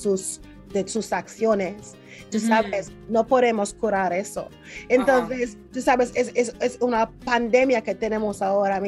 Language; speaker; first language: Spanish; non-native, learner; English